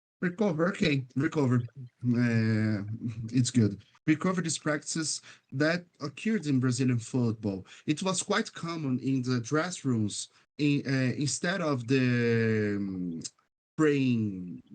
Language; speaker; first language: English; non-native, fluent; Portuguese